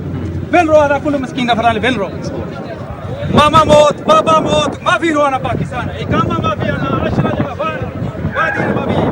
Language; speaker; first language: Arabic; non-native, learner; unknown